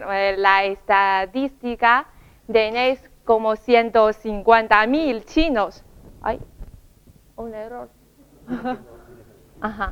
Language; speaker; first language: Spanish; non-native, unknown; Chinese